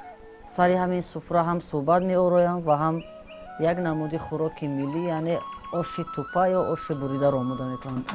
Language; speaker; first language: Persian; native; Persian